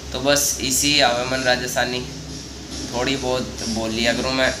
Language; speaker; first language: Hindi; non-native, local second language; Rajasthani